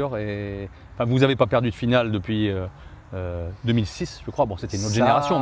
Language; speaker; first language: French; native; French